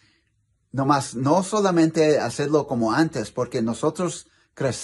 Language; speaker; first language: Spanish; non-native, learner; English